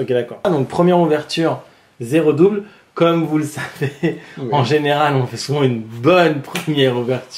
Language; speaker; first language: French; native; French